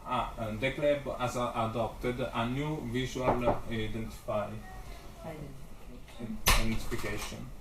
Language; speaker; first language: English; non-native, learner; Italian